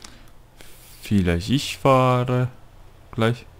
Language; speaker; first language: German; non-native, fluent; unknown